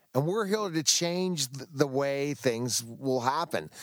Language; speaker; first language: English; native; English